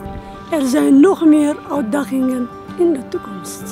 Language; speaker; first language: Dutch; non-native, learner; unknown